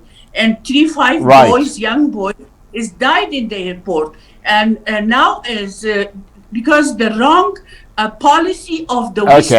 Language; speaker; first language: English; non-native, learner; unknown